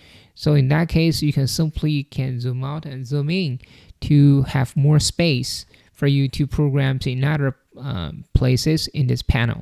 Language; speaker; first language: English; non-native, fluent; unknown